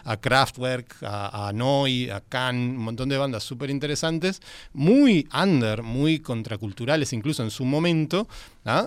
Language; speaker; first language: Spanish; native; Spanish